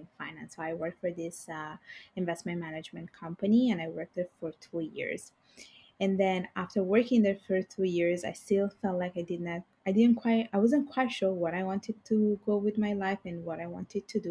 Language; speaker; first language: English; non-native, fluent; Bangla